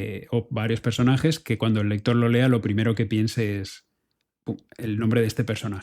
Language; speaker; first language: Spanish; native; Spanish